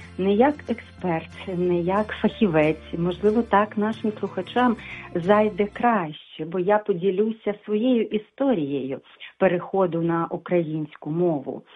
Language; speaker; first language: Ukrainian; non-native, local second language; Russian